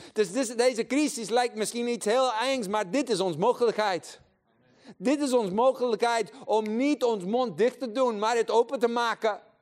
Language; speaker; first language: Dutch; non-native, fluent; English